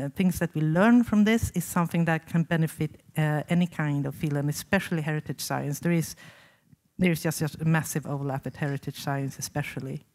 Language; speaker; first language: English; non-native, fluent; Swedish